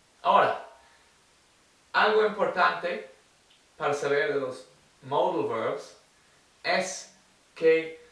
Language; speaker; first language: Spanish; non-native, learner; English